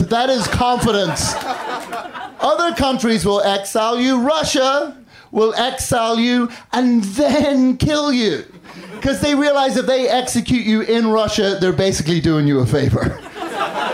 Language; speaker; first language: English; native; English